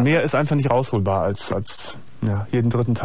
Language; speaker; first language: German; native; German